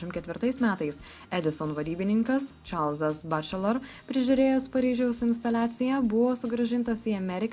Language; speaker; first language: Lithuanian; native; Lithuanian